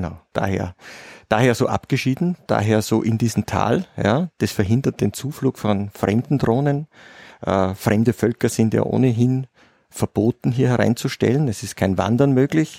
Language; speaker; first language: German; native; German